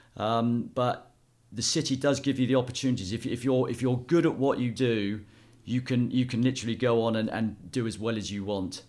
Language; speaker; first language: English; native; English